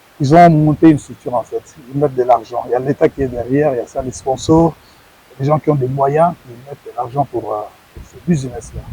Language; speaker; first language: French; non-native, local second language; Lingala